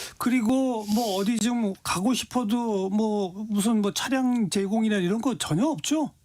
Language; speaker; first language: Korean; native; Korean